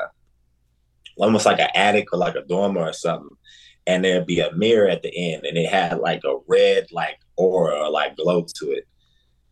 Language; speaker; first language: English; native; English